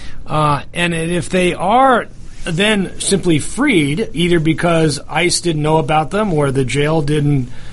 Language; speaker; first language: English; native; English